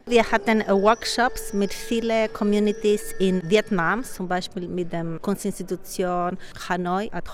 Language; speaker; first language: German; non-native, fluent; Spanish